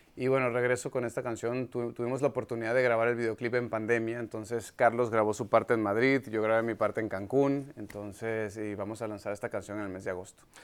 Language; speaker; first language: Spanish; native; Spanish